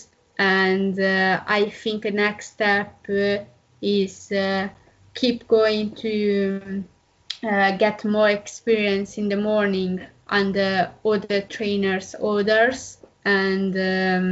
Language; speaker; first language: English; non-native, learner; Italian